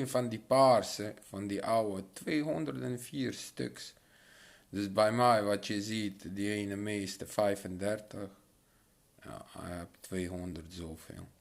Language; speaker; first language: Dutch; non-native, local second language; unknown